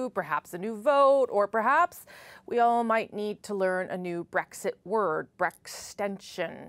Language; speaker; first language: English; native; English